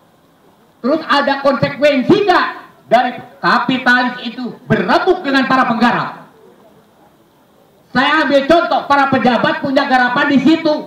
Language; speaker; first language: Indonesian; native; Indonesian